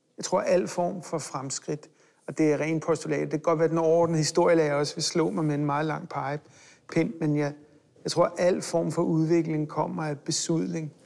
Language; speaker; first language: Danish; early bilingual, other home language; Hebrew